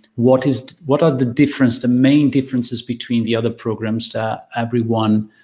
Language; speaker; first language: English; non-native, fluent; Italian